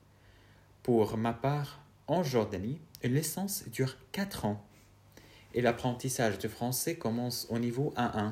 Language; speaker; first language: French; non-native, fluent; Arabic